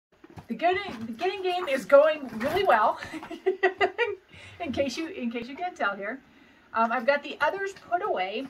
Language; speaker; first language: English; native; English